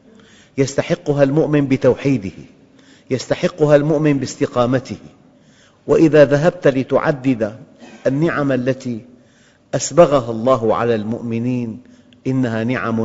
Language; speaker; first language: Arabic; native; Arabic